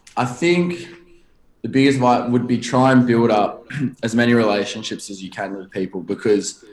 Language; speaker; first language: English; native; English